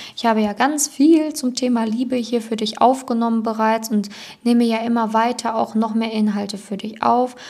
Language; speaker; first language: German; native; German